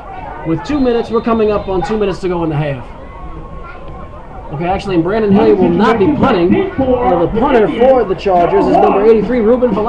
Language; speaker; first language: English; native; English